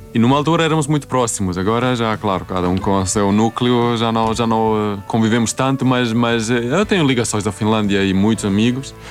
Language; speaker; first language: Portuguese; non-native, fluent; Swedish